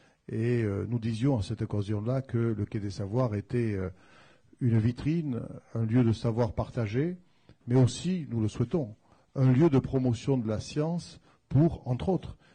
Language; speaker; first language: French; native; French